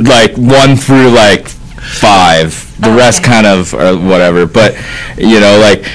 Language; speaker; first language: English; native; English